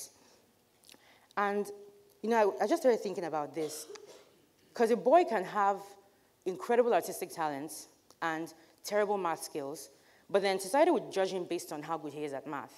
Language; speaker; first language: English; non-native, local second language; Igbo